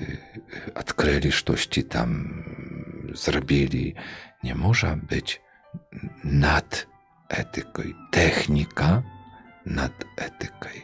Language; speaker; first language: Polish; non-native, local second language; Belarusian